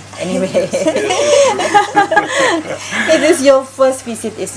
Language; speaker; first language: English; non-native, local second language; Indonesian